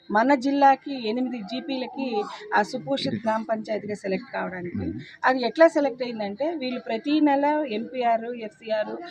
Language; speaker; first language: Telugu; native; Telugu